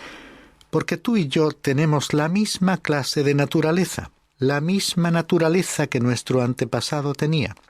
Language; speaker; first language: Spanish; native; Spanish